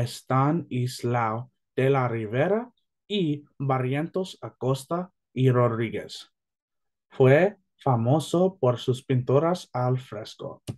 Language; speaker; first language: Spanish; non-native, learner; English